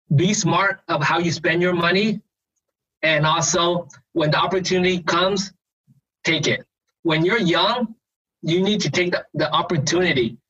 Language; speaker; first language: English; native; English